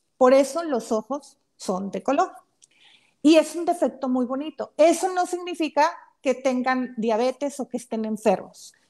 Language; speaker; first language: Spanish; native; Spanish